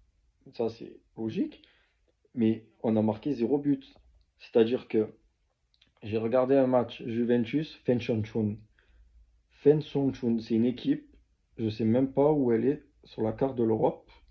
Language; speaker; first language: French; native; French